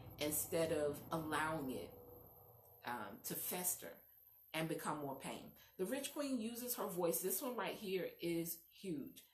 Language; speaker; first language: English; native; English